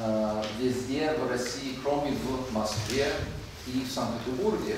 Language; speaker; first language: Russian; non-native, fluent; English